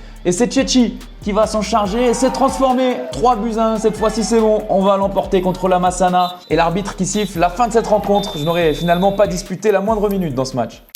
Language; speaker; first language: French; native; French